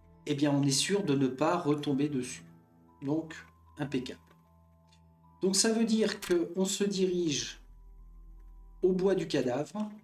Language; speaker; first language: French; native; French